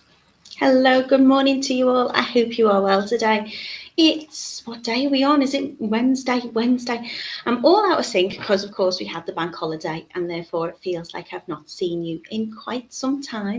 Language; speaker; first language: English; native; English